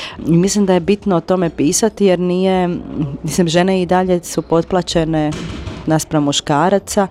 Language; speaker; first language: Croatian; native; Croatian